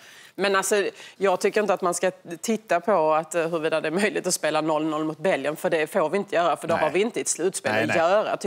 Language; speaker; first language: Swedish; native; Swedish